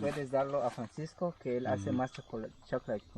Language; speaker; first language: Spanish; non-native, local second language; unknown